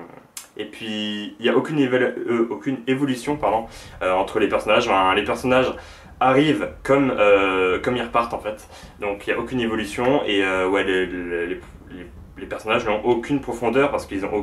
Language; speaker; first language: French; native; French